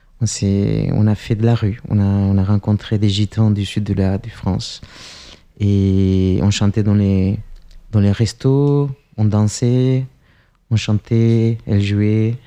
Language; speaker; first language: French; non-native, fluent; Spanish